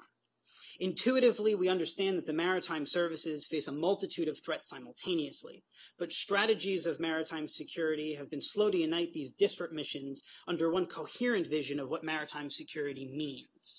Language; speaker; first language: English; native; English